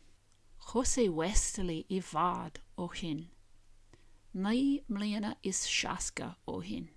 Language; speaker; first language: Irish; non-native, learner; English